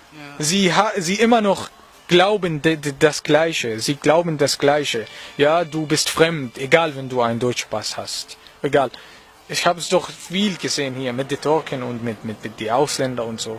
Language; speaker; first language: German; non-native, learner; Arabic